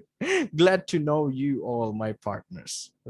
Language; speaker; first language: English; non-native, fluent; Indonesian